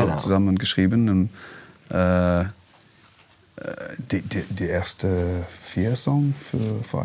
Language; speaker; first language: German; non-native, learner; English